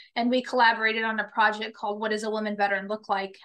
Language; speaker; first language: English; native; English